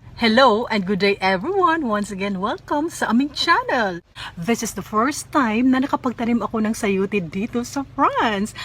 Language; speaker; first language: Filipino; native; Filipino